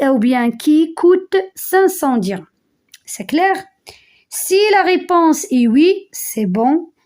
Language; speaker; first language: French; non-native, local second language; Arabic